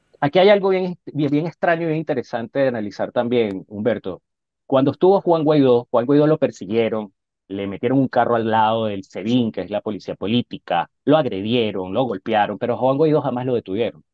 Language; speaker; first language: Spanish; native; Spanish